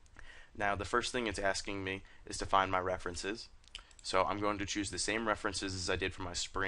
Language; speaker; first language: English; native; English